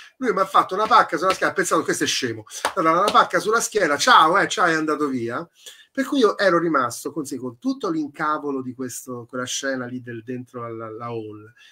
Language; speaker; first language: Italian; native; Italian